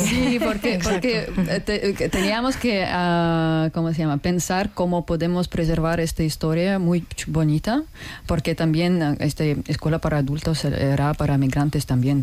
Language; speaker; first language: Spanish; non-native, fluent; Russian